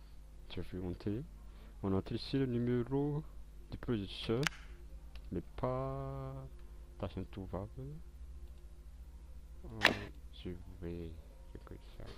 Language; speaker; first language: French; non-native, local second language; Malagasy